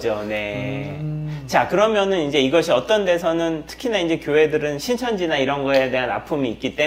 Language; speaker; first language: Korean; native; Korean